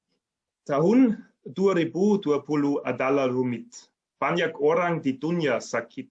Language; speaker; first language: Indonesian; non-native, learner; German